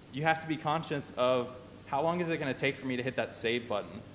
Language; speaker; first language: English; native; English